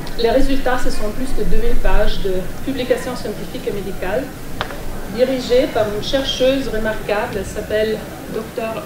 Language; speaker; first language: French; non-native, fluent; German